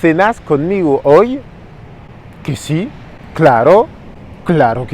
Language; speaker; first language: Spanish; non-native, fluent; French